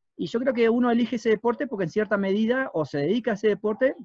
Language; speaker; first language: Spanish; native; Spanish